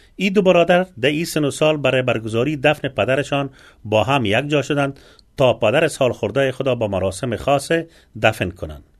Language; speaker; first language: Persian; native; Persian